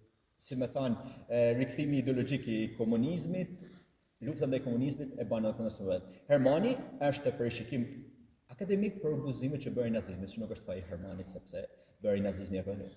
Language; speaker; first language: Albanian; native; Albanian